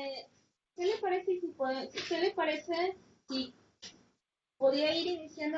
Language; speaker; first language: Spanish; native; Spanish